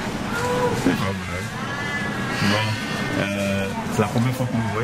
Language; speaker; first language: French; native; French